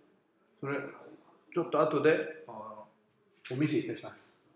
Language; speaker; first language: Japanese; non-native, fluent; Korean